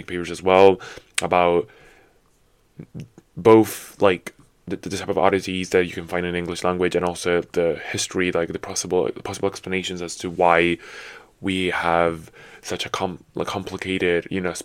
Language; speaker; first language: English; non-native, fluent; Italian